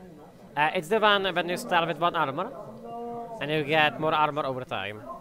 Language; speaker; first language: English; non-native, fluent; Czech